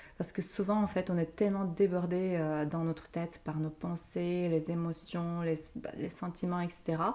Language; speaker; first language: French; non-native, fluent; Ukrainian